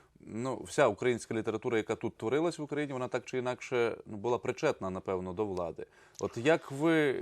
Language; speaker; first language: Ukrainian; native; Ukrainian